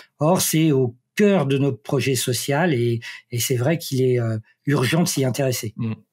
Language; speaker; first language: French; native; French